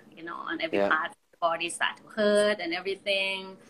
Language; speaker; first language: English; non-native, fluent; Thai